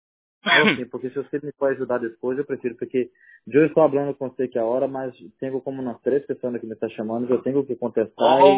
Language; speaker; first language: Spanish; non-native, learner; Portuguese